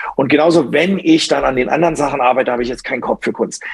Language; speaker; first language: German; non-native, local second language; English